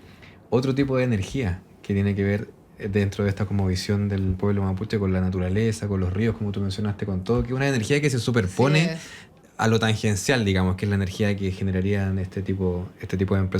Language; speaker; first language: Spanish; native; Spanish